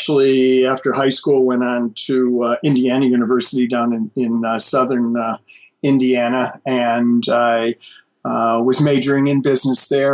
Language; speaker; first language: English; native; English